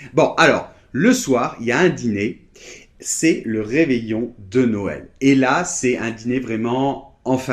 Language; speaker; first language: French; native; French